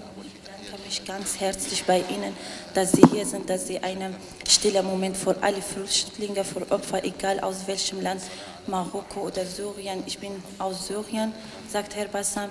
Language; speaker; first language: German; non-native, learner; Arabic